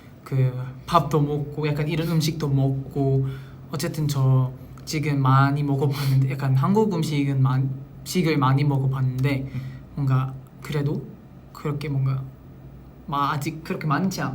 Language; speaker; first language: Korean; non-native, local second language; Filipino